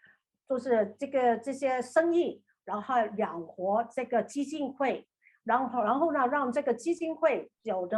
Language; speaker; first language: Chinese; native; Chinese